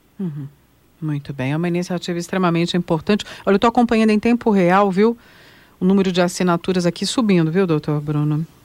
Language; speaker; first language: Portuguese; native; Portuguese